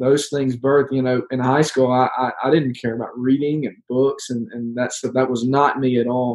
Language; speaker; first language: English; native; English